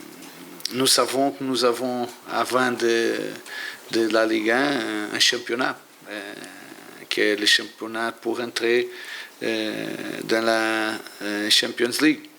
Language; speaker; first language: French; non-native, learner; Portuguese